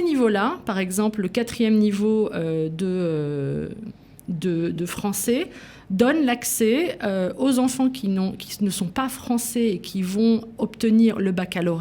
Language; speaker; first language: French; native; French